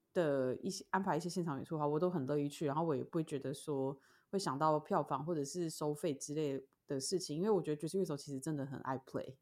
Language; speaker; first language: Chinese; native; Chinese